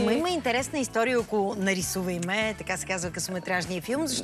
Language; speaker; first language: Bulgarian; native; Bulgarian